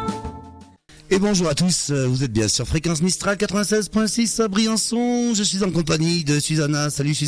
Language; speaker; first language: French; native; French